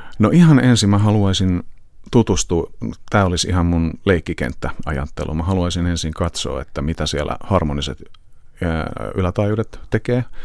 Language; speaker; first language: Finnish; native; Finnish